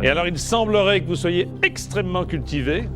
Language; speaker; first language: French; native; French